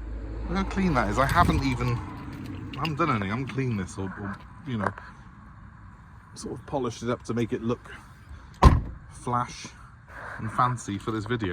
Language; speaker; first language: English; native; English